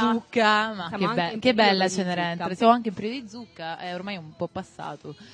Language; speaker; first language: Italian; native; Italian